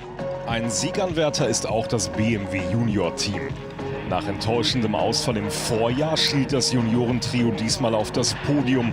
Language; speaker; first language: German; native; German